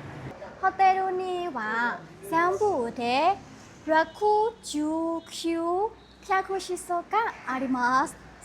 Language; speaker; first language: Japanese; non-native, learner; Burmese